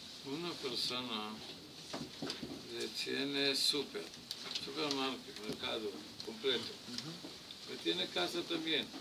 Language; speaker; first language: Spanish; non-native, learner; Hebrew